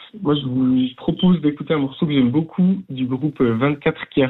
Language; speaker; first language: French; native; French